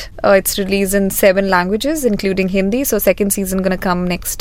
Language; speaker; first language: English; non-native, local second language; Hindi